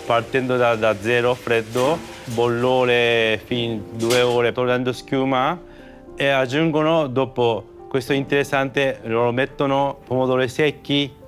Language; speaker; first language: Italian; non-native, learner; Japanese